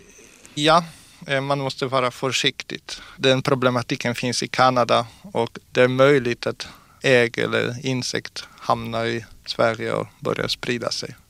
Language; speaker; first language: Swedish; non-native, fluent; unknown